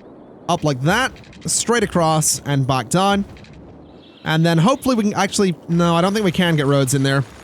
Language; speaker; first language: English; native; English